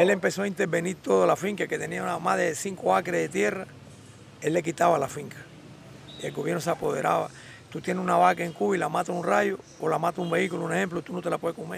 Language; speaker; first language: Spanish; native; Spanish